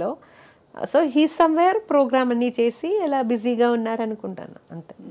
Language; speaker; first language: Telugu; non-native, local second language; Malayalam